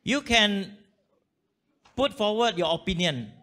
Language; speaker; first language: English; non-native, local second language; Malay